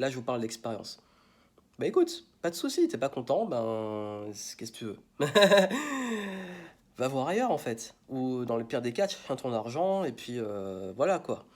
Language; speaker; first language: French; native; French